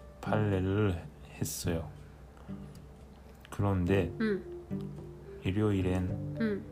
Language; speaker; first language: Korean; non-native, learner; Japanese